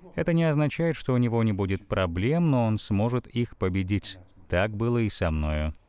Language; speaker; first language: Russian; non-native, fluent; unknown